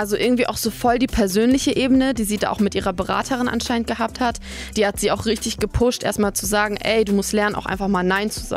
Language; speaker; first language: German; native; German